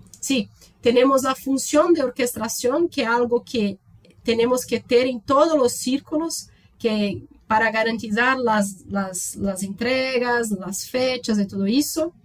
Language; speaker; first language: Spanish; non-native, learner; Portuguese